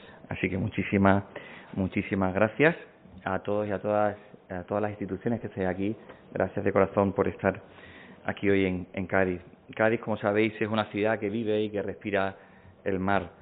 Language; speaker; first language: Spanish; native; Spanish